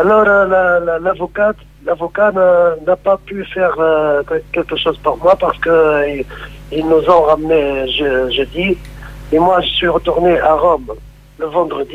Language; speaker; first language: French; non-native, local second language; Arabic